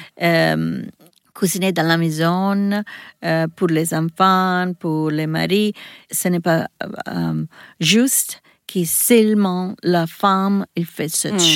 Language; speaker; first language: French; non-native, learner; Italian